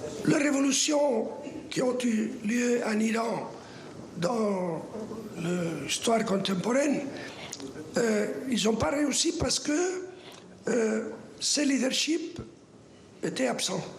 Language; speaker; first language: French; non-native, fluent; Spanish